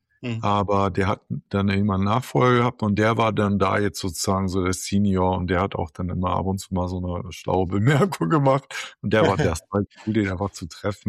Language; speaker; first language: German; native; German